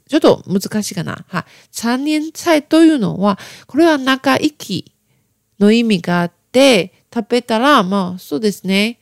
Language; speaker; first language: Japanese; non-native, learner; Chinese